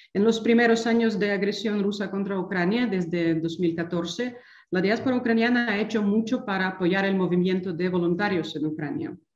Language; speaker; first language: Spanish; non-native, fluent; Ukrainian